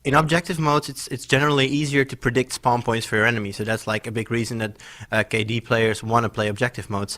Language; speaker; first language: English; non-native, fluent; Dutch